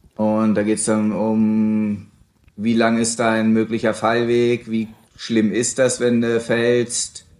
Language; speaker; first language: German; native; German